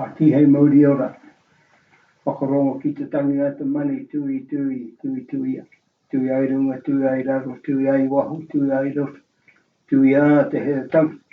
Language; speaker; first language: Māori; native; Māori